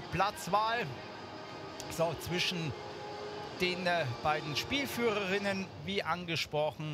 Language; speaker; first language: German; native; German